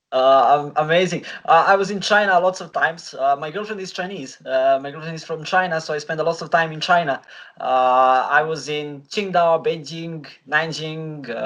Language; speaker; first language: English; non-native, fluent; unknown